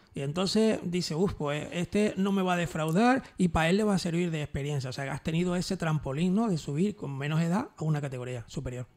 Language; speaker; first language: Spanish; native; Spanish